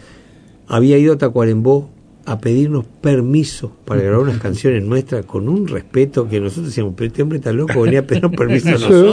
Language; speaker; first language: Spanish; native; Spanish